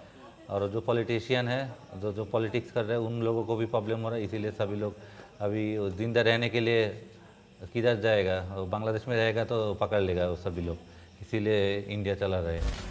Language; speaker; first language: Hindi; non-native, learner; Bangla